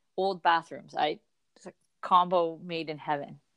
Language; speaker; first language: English; native; English